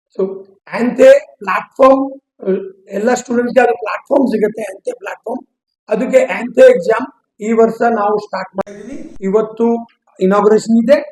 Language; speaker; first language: Kannada; non-native, learner; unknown